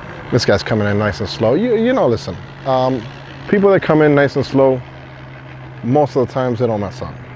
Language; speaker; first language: English; early bilingual, other home language; Spanish